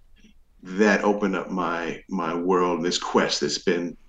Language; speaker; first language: English; native; English